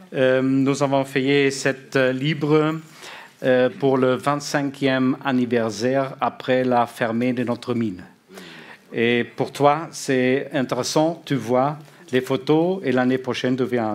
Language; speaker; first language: French; non-native, learner; German